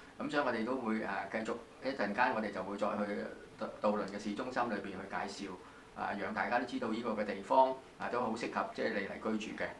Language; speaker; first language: Cantonese; native; Cantonese